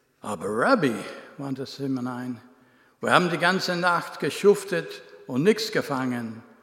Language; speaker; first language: German; non-native, fluent; English